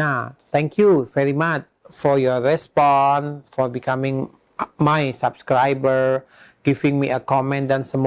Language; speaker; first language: English; non-native, fluent; Indonesian